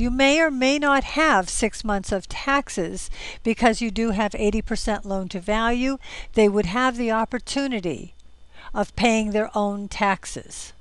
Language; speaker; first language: English; native; English